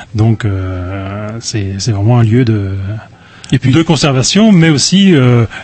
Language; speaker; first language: French; native; French